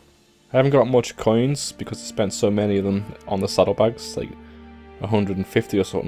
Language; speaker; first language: English; native; English